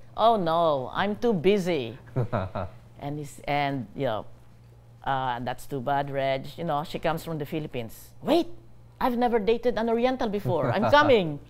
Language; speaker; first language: English; non-native, local second language; Bikol